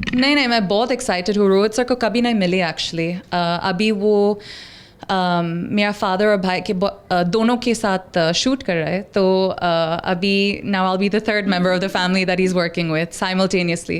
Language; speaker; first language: Hindi; non-native, local second language; English